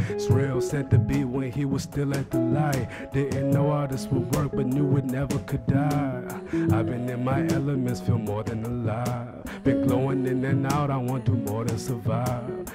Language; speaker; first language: English; native; English